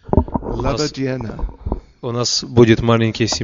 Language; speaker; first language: Russian; native; Russian